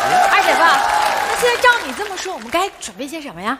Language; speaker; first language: Chinese; native; Chinese